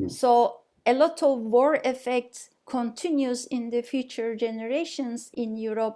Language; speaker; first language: English; non-native, fluent; Turkish